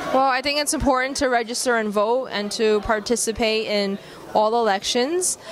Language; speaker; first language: English; early bilingual, other home language; Chinese